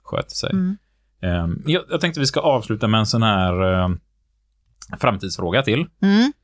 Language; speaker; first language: Swedish; native; Swedish